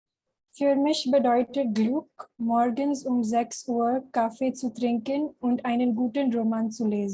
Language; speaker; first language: German; non-native, learner; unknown